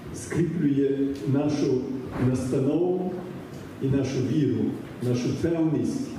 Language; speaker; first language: Ukrainian; early bilingual, heritage; Ukrainian